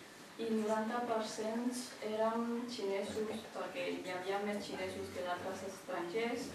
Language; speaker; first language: Catalan; early bilingual, other home language; Chinese